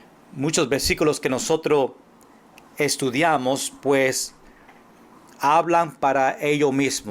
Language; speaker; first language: Spanish; non-native, fluent; English